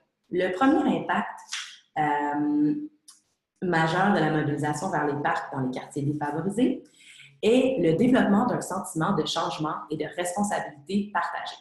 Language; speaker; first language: French; native; French